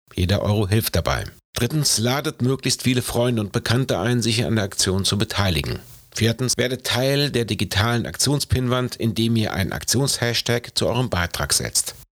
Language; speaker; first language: German; native; German